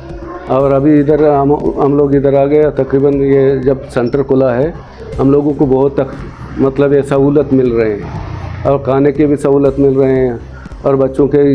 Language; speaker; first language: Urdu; non-native, local second language; Baluchi